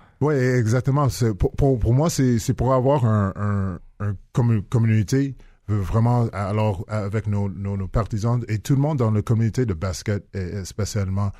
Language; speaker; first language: French; non-native, local second language; English